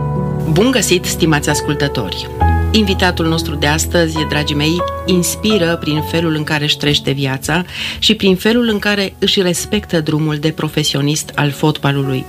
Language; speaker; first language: Romanian; native; Romanian